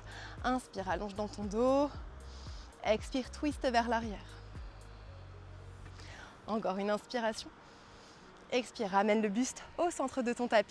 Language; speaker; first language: French; native; French